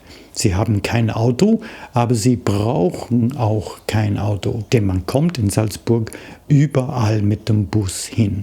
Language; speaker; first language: German; non-native, fluent; English